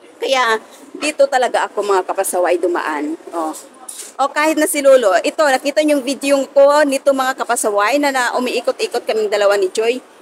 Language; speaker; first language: Filipino; non-native, local second language; Hiligaynon